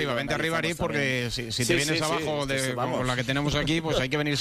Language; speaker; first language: Spanish; native; Spanish